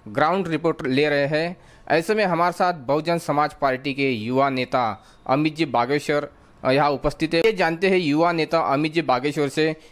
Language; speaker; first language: Hindi; non-native, local second language; Marathi